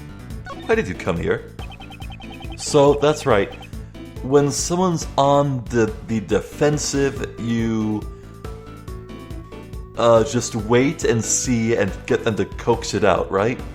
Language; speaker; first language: English; native; English